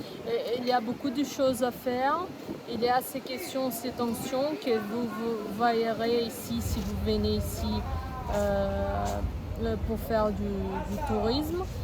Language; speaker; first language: French; non-native, fluent; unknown